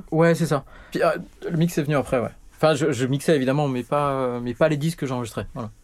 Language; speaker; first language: French; native; French